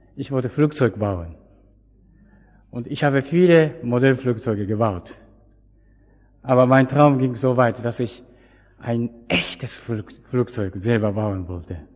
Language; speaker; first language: German; non-native, fluent; Japanese